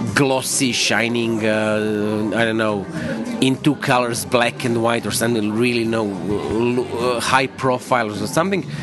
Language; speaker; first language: English; non-native, fluent; Croatian